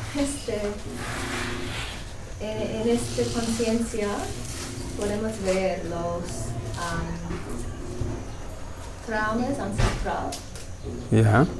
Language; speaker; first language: Spanish; non-native, learner; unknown